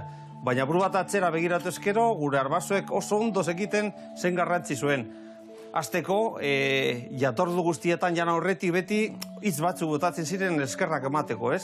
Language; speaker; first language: Basque; native; Basque